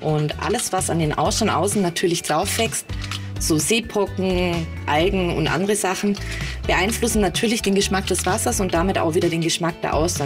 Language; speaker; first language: German; native; German